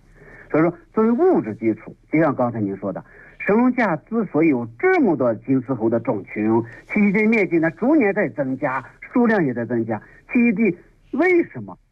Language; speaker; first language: Chinese; native; Chinese